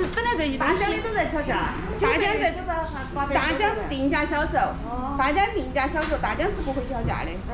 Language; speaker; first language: Chinese; native; Chinese